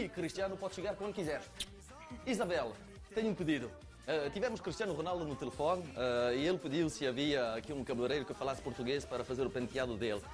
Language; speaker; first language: Portuguese; early bilingual, heritage; French